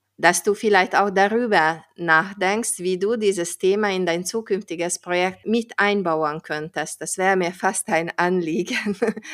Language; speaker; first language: German; non-native, fluent; Hungarian